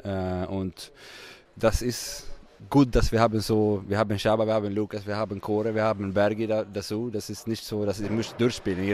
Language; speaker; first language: German; non-native, fluent; Swedish